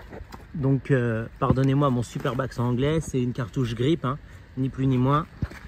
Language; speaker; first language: French; native; French